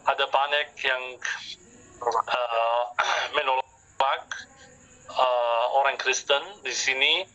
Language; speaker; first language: Indonesian; non-native, fluent; Arabic